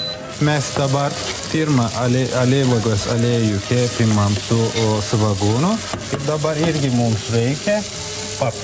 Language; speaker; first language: Lithuanian; non-native, learner; Turkish